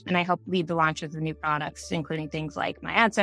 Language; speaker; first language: English; native; English